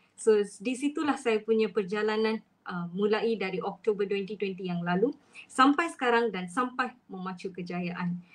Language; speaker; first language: Malay; non-native, local second language; Tamil